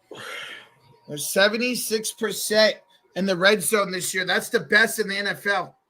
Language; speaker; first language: English; native; English